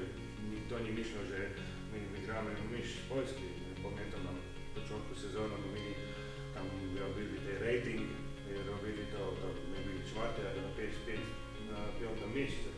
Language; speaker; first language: Polish; non-native, learner; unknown